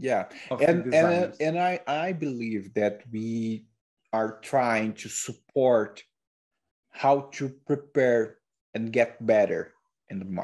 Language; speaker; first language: English; non-native, learner; Portuguese